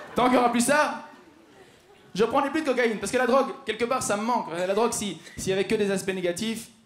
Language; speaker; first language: French; native; French